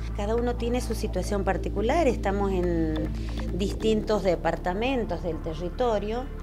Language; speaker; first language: Spanish; non-native, local second language; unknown